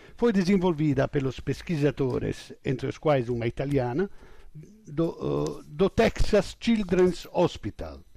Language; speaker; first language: Portuguese; non-native, fluent; Italian